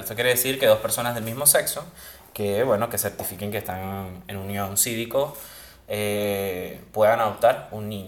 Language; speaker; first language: Spanish; native; Spanish